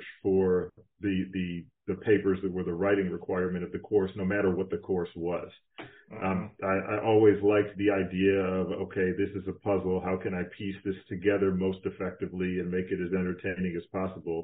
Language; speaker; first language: English; native; English